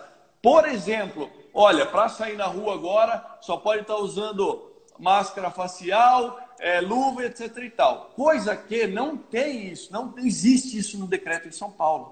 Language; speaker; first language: Portuguese; native; Portuguese